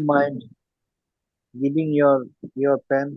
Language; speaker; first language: English; non-native, learner; Bangla